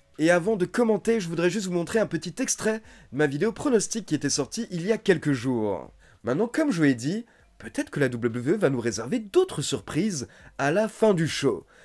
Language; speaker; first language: French; native; French